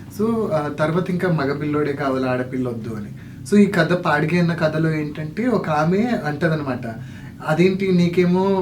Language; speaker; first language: Telugu; non-native, local second language; Lambadi